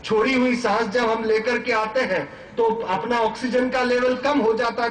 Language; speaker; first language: Hindi; non-native, local second language; Marathi